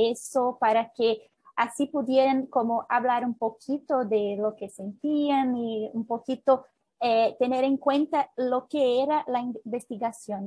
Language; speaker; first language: Spanish; non-native, fluent; Portuguese